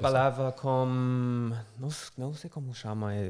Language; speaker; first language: Portuguese; non-native, learner; English